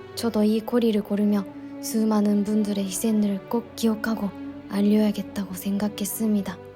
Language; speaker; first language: Korean; non-native, fluent; Japanese